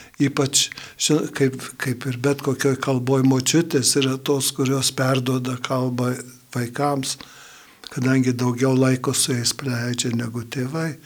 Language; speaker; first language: Lithuanian; early bilingual, heritage; Lithuanian